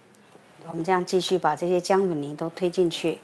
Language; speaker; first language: Chinese; native; Chinese